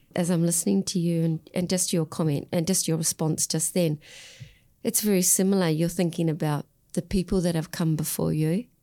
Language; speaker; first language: English; native; English